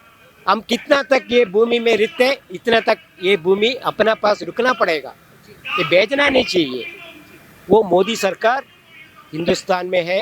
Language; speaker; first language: Hindi; non-native, local second language; Malayalam